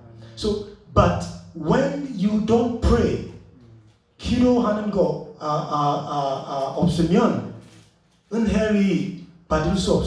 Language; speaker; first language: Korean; non-native, learner; English